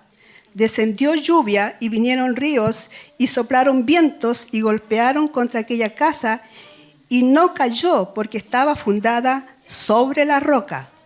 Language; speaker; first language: Spanish; native; Spanish